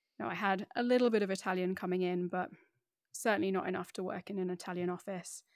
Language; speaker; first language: English; native; English